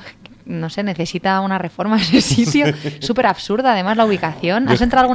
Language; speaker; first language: Spanish; native; Spanish